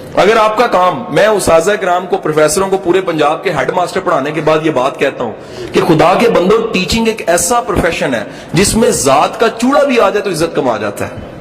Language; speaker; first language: Urdu; non-native, local second language; Punjabi